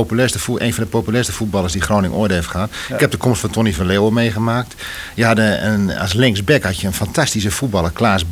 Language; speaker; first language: Dutch; native; Dutch